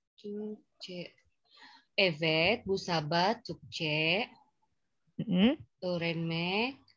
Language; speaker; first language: Turkish; non-native, learner; Indonesian